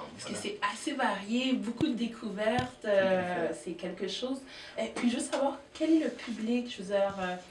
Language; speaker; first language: French; native; French